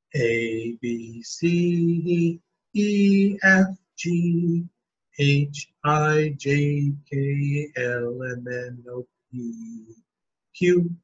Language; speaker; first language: English; native; English